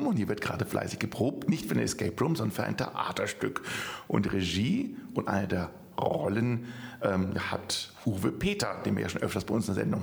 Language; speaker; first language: German; native; German